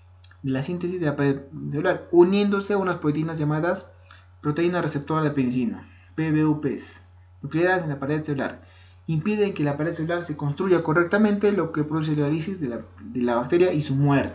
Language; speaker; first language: Spanish; native; Spanish